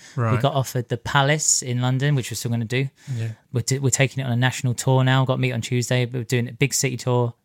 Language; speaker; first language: English; native; English